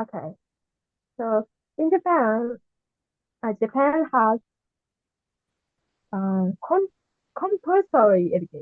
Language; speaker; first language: English; non-native, learner; Japanese